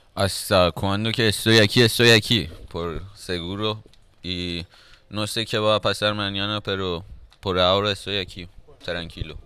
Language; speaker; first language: Spanish; non-native, fluent; Persian